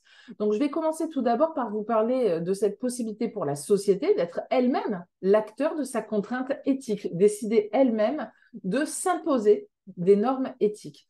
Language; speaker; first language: French; native; French